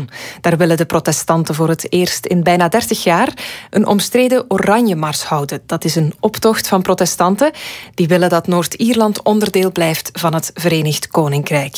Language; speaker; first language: Dutch; native; Dutch